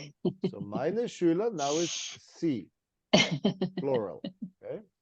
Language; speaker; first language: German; non-native, fluent; English